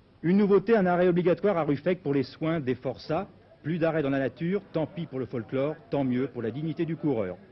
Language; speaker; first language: French; native; French